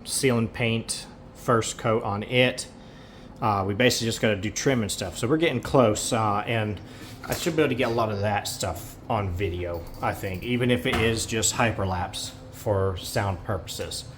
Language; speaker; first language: English; native; English